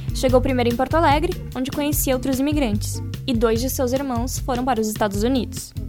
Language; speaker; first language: Portuguese; native; Portuguese